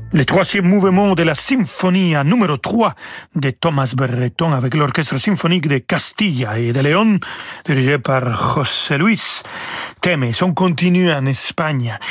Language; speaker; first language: French; non-native, fluent; Spanish